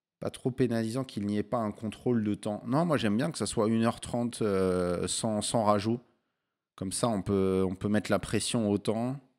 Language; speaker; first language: French; native; French